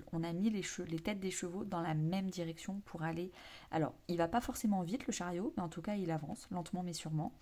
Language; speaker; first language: French; native; French